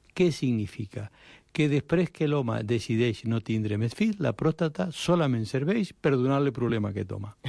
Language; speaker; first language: Catalan; non-native, fluent; Spanish